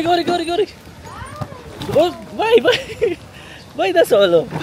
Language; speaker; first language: Italian; non-native, fluent; Filipino